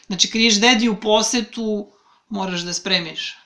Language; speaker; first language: Serbian; native; Serbian